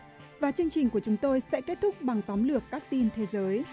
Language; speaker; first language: Vietnamese; native; Vietnamese